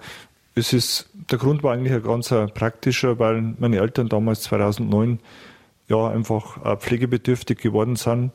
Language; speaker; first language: German; native; German